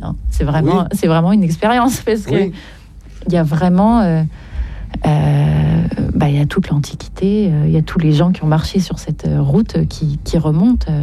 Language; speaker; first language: French; native; French